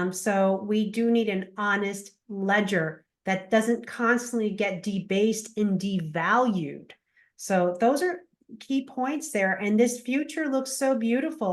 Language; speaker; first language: English; native; English